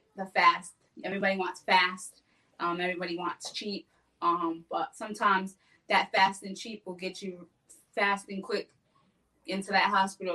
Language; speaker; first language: English; native; English